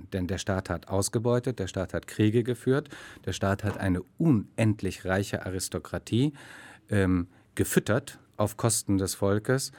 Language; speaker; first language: German; native; German